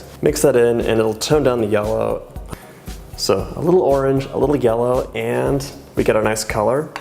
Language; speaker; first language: English; native; English